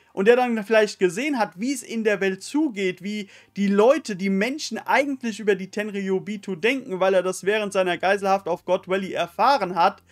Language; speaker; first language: German; native; German